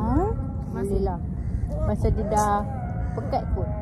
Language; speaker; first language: Malay; native; Malay